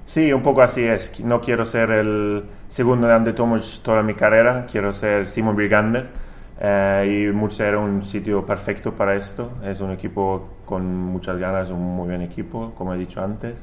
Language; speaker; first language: Spanish; non-native, fluent; Swedish